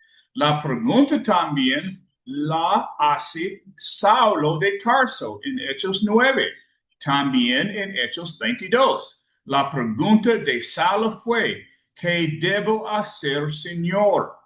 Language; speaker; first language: Spanish; non-native, learner; English